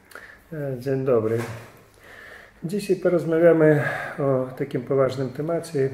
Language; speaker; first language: Polish; non-native, fluent; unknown